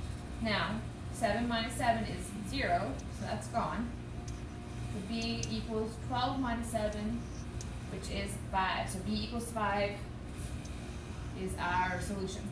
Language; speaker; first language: English; native; English